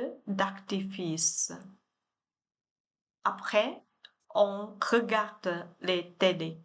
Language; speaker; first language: French; non-native, learner; Chinese